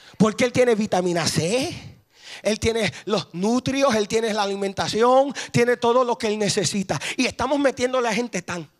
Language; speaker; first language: Spanish; early bilingual, heritage; Spanish